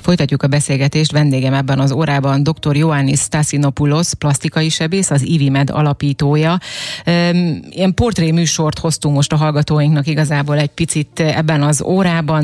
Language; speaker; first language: Hungarian; native; Hungarian